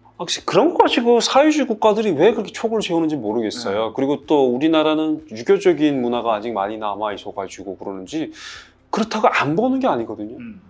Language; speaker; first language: Korean; native; Korean